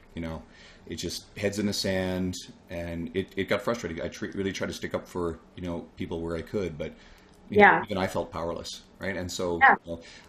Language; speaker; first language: English; native; English